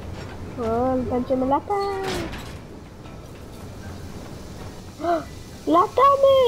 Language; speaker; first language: Polish; early bilingual, heritage; Polish